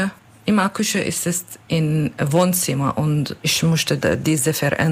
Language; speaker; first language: German; non-native, learner; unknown